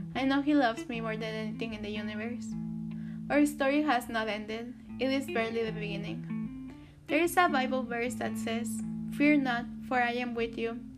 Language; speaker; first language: English; early bilingual, other home language; Spanish